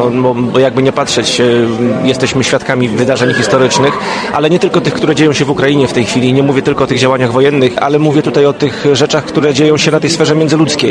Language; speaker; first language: Polish; native; Polish